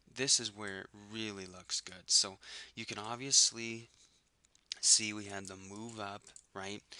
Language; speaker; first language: English; native; English